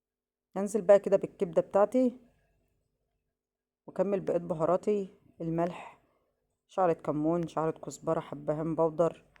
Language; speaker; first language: Arabic; native; Arabic